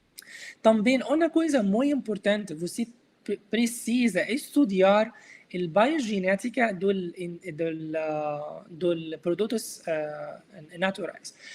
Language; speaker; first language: Portuguese; non-native, learner; Arabic